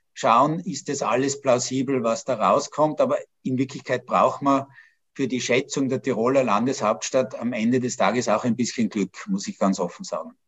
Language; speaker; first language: German; native; German